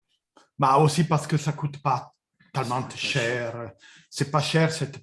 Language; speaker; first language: French; non-native, fluent; Italian